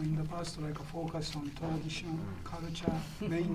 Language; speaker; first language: English; non-native, fluent; Japanese